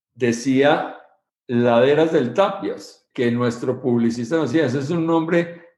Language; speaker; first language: Spanish; native; Spanish